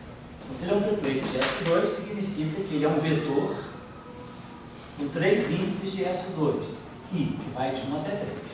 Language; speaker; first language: Portuguese; native; Portuguese